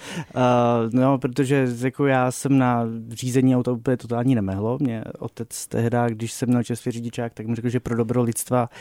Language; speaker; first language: Czech; native; Czech